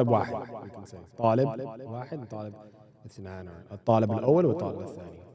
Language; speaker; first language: Arabic; non-native, fluent; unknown